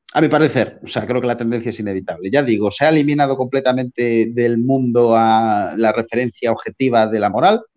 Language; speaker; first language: Spanish; native; Spanish